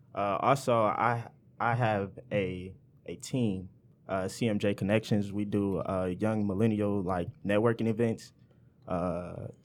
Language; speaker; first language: English; native; English